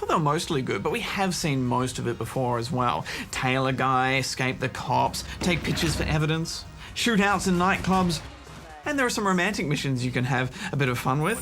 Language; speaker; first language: English; native; English